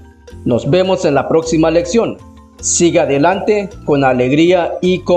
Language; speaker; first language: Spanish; non-native, local second language; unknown